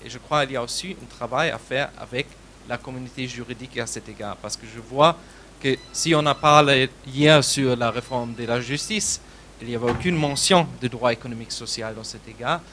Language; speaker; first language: French; non-native, fluent; German